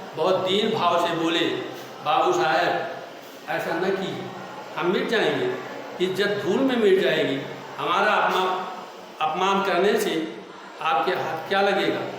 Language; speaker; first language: Hindi; native; Hindi